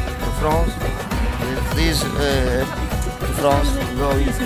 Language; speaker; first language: English; non-native, learner; Polish